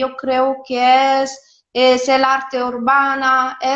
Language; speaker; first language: Spanish; non-native, fluent; Italian